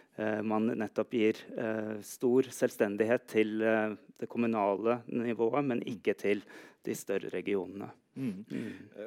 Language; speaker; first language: Norwegian; native; Norwegian